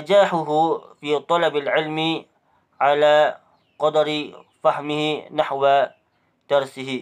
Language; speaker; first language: Arabic; non-native, fluent; Indonesian